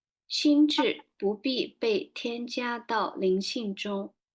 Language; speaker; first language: Chinese; native; Chinese